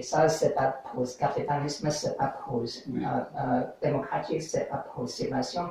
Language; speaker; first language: French; non-native, learner; English